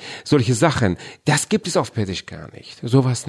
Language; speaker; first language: German; non-native, fluent; Persian